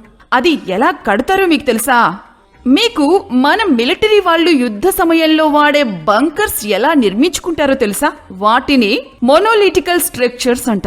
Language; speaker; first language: Telugu; native; Telugu